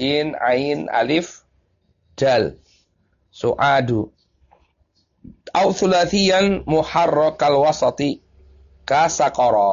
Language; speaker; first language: Arabic; non-native, fluent; Indonesian